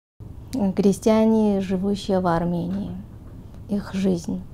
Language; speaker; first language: Russian; non-native, fluent; Armenian